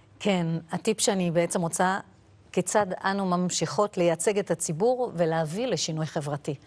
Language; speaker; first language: Hebrew; native; Hebrew